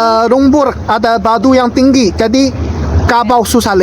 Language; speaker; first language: Indonesian; non-native, learner; Chinese